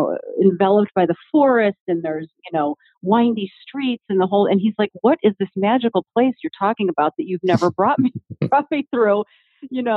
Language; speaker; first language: English; native; English